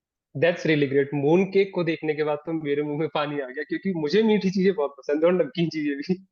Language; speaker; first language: Hindi; native; Hindi